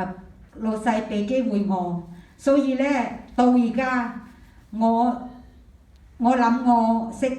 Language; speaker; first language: Cantonese; non-native, fluent; Thai